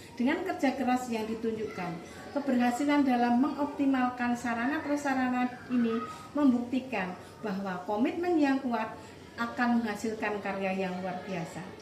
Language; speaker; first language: Indonesian; native; Indonesian